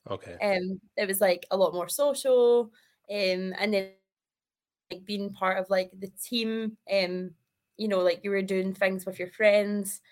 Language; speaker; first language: English; native; English